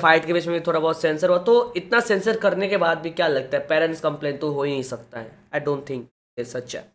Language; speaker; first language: Hindi; native; Hindi